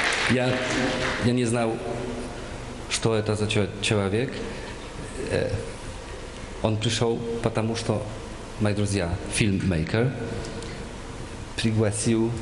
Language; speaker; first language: Russian; non-native, learner; Polish